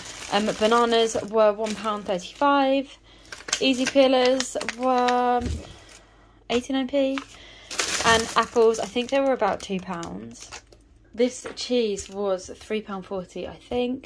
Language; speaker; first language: English; native; English